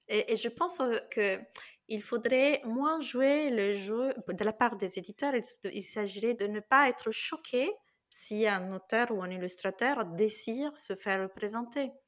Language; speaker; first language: French; non-native, fluent; Italian